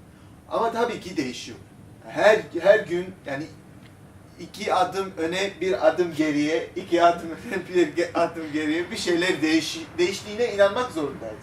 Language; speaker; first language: Turkish; non-native, local second language; Armenian